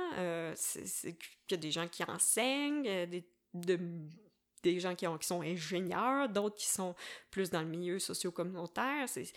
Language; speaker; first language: French; native; French